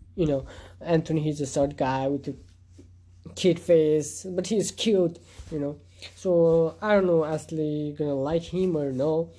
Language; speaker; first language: English; non-native, local second language; Nepali